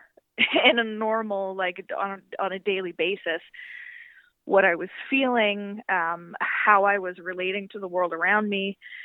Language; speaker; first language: English; native; English